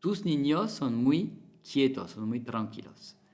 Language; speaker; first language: Spanish; non-native, fluent; French